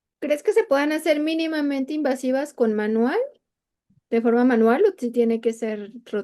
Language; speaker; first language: Spanish; native; Spanish